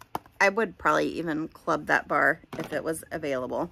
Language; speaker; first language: English; native; English